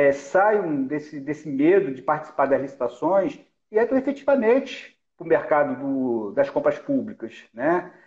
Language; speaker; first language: Portuguese; native; Portuguese